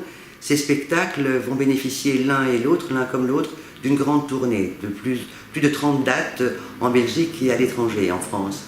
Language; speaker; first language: French; native; French